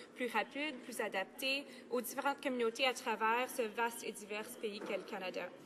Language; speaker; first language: French; native; French